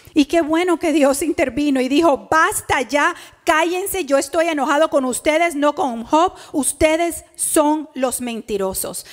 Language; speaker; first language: Spanish; early bilingual, heritage; Spanish